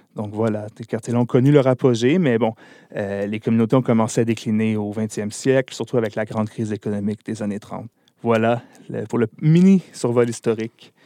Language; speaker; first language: French; native; French